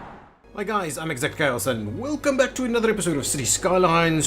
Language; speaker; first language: English; native; English